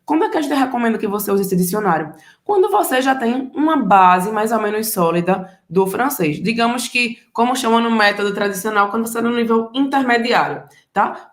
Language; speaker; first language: Portuguese; native; Portuguese